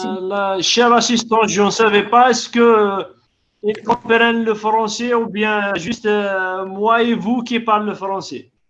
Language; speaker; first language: French; non-native, learner; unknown